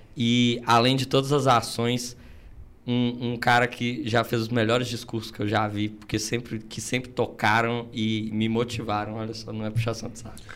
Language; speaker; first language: Portuguese; native; Portuguese